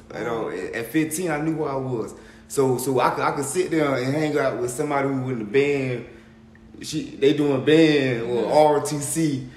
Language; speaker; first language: English; native; English